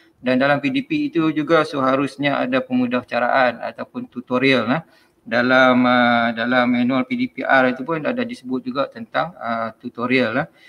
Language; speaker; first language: Malay; native; Malay